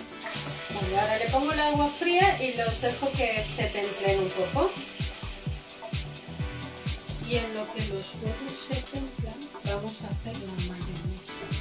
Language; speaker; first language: Spanish; native; Spanish